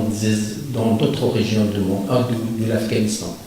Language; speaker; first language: French; non-native, fluent; Persian